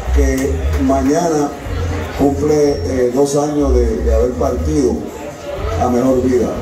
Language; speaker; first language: Spanish; native; Spanish